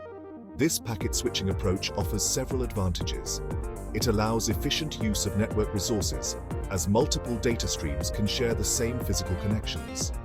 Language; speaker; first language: English; non-native, local second language; Hindi